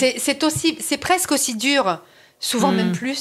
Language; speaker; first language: French; native; French